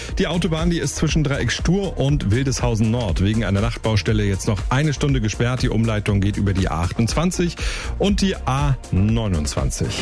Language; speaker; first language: German; native; German